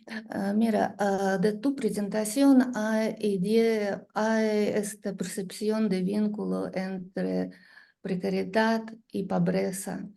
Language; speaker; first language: Spanish; non-native, learner; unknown